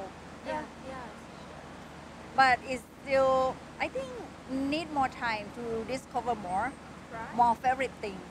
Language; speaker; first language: English; non-native, fluent; Thai